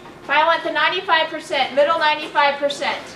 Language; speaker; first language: English; native; English